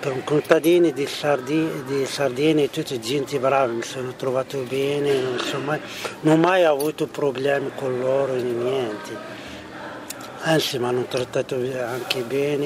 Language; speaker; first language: Italian; non-native, fluent; Arabic